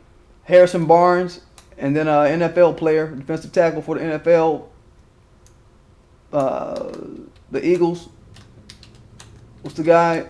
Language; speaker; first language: English; native; English